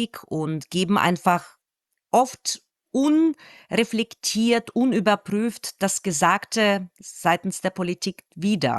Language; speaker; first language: German; non-native, fluent; Russian